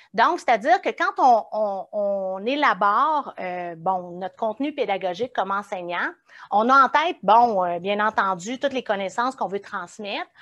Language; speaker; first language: French; native; French